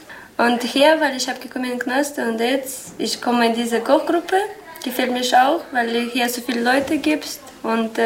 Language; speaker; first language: German; non-native, learner; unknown